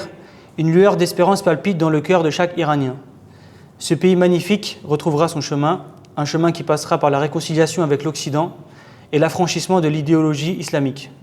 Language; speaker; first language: French; native; French